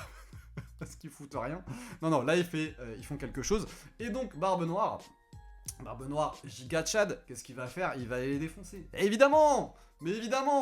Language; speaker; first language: French; native; French